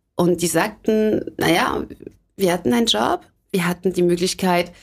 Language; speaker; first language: German; non-native, fluent; French